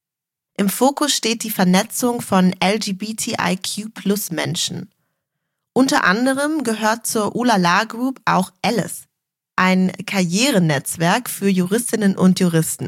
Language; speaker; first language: German; native; German